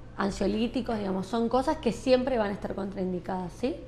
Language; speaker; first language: Spanish; native; Spanish